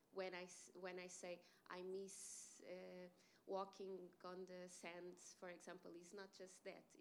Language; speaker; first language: English; non-native, fluent; Portuguese